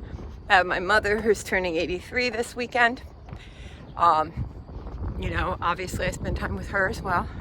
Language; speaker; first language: English; native; English